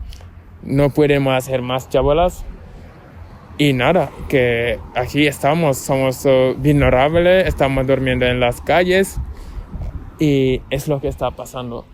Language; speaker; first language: Spanish; non-native, fluent; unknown